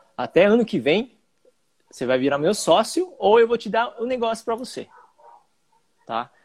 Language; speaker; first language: Portuguese; early bilingual, other home language; English